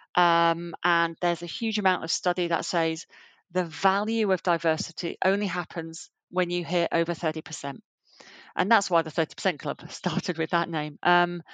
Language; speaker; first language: English; native; English